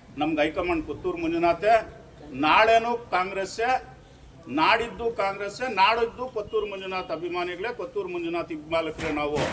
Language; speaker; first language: Kannada; native; Kannada